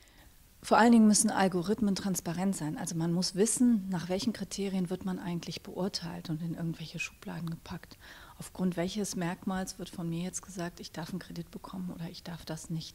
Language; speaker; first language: German; native; German